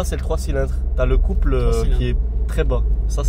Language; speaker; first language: French; native; French